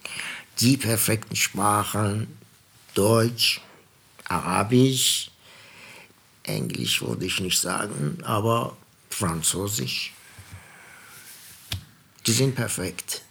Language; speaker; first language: German; non-native, fluent; Persian